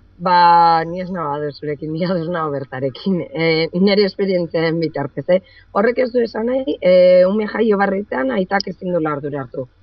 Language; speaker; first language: Basque; non-native, local second language; Spanish